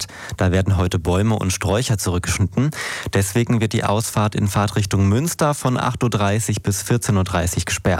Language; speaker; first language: German; native; German